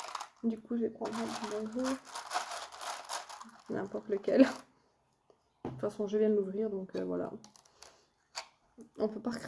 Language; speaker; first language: French; native; French